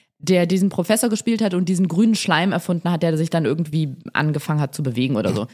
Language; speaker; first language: German; early bilingual, other home language; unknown